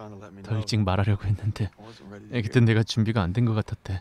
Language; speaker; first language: Korean; native; Korean